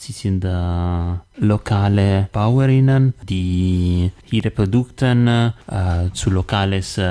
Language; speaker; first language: German; non-native, learner; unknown